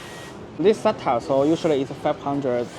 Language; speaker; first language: English; non-native, learner; Chinese